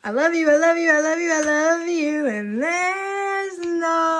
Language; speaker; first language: English; native; English